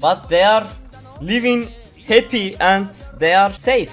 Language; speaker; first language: English; non-native, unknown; Turkish